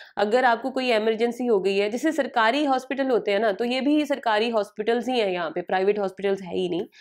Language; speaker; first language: Hindi; native; Hindi